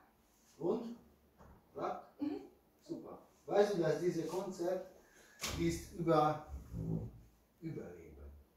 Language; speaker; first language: German; non-native, fluent; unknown